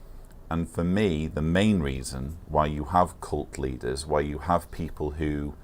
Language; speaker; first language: English; native; English